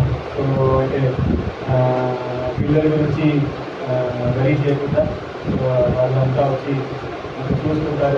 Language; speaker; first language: Telugu; native; Telugu